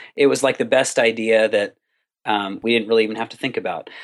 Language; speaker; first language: English; native; English